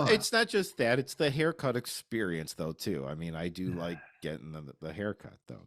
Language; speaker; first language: English; native; English